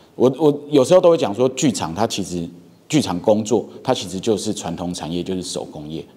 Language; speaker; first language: Chinese; native; Chinese